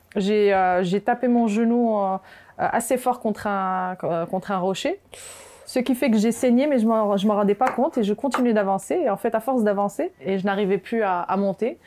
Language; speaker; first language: French; non-native, local second language; Arabic